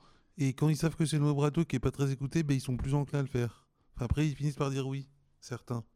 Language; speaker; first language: French; native; French